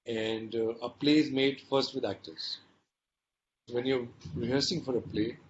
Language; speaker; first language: English; non-native, local second language; Hindi